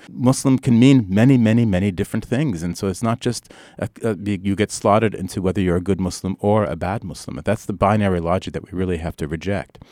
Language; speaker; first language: English; early bilingual, other home language; Arabic